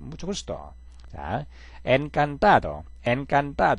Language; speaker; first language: Spanish; non-native, fluent; Korean